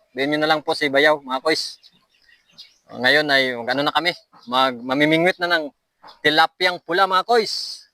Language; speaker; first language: Filipino; non-native, local second language; Aklanon